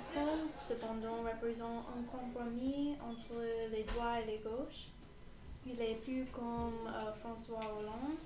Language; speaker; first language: French; non-native, learner; English